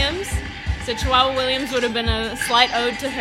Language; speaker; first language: English; native; English